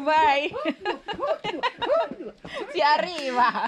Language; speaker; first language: Italian; non-native, learner; Thai